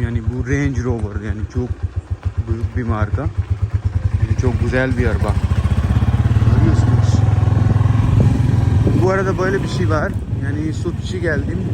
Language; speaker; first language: Turkish; non-native, learner; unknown